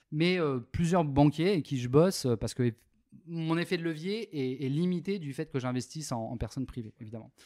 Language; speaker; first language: French; native; French